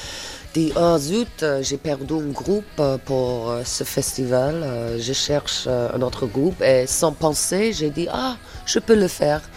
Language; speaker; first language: French; non-native, fluent; English